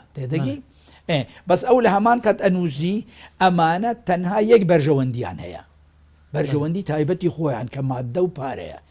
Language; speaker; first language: Central Kurdish; non-native, local second language; Kurdish